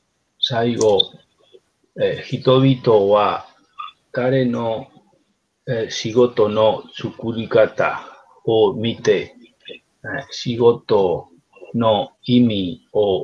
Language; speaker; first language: Japanese; non-native, learner; Spanish